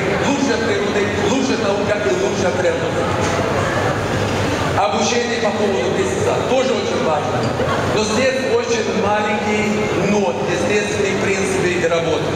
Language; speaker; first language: Russian; non-native, fluent; Swedish